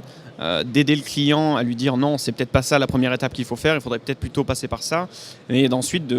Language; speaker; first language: French; native; French